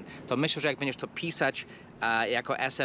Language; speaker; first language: Polish; non-native, fluent; English